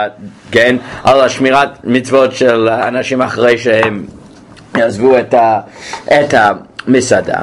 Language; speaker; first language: Hebrew; non-native, fluent; English